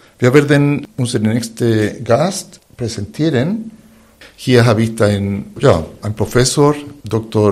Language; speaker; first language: German; non-native, fluent; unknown